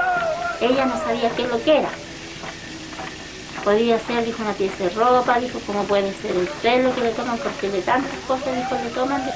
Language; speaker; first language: Spanish; native; Spanish